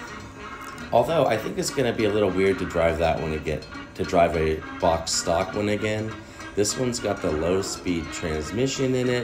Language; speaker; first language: English; native; English